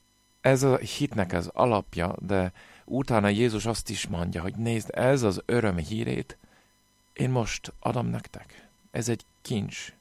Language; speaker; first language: Hungarian; non-native, fluent; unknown